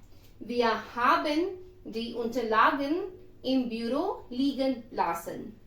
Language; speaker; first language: German; non-native, fluent; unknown